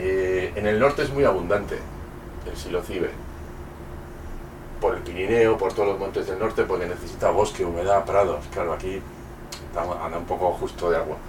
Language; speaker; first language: Spanish; native; Spanish